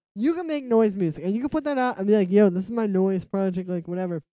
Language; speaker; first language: English; native; English